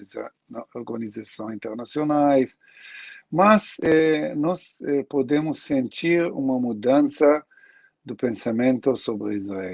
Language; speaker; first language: Portuguese; non-native, learner; Hebrew